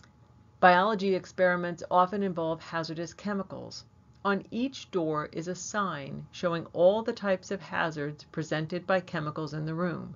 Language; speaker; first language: English; native; English